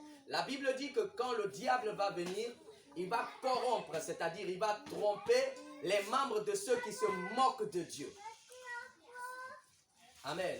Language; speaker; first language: French; non-native, local second language; Lingala